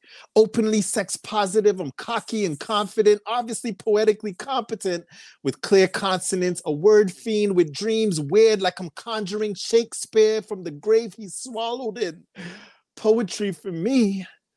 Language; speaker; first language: English; native; English